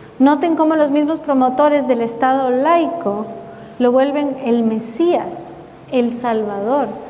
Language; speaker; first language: Spanish; early bilingual, heritage; Spanish